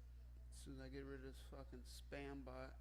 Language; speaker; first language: English; native; English